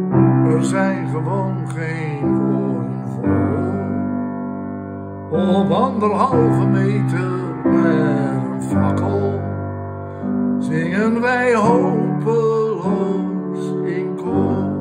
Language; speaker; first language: Dutch; native; Dutch